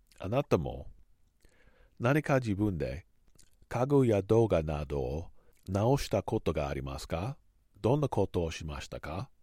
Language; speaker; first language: Japanese; non-native, learner; English